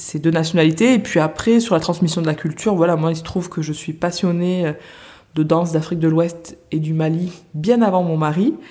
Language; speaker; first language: French; native; French